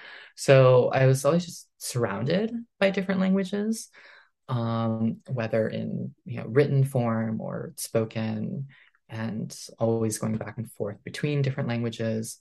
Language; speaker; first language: English; early bilingual, other home language; Min Nan Chinese